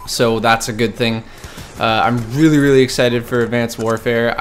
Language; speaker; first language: English; native; English